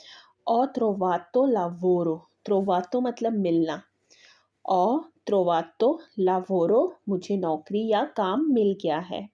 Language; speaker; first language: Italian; non-native, learner; Urdu